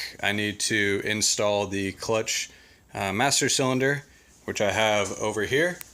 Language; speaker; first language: English; native; English